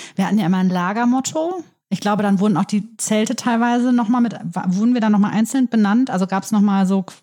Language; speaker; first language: German; native; German